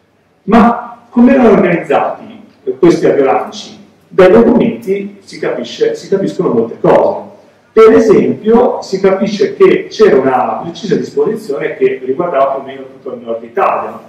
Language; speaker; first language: Italian; native; Italian